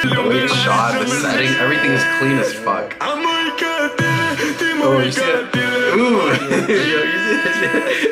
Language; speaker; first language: English; native; English